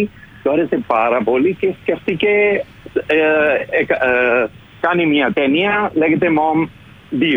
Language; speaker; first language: Greek; non-native, learner; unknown